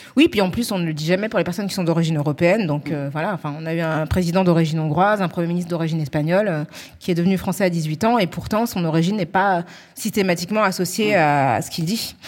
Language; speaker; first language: French; native; French